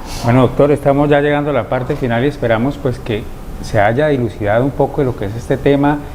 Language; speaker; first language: Spanish; native; Spanish